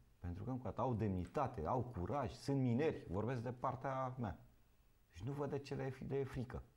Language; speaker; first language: Romanian; native; Romanian